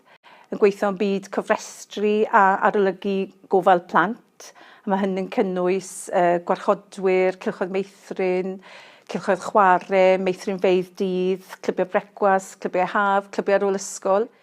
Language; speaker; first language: Welsh; native; Welsh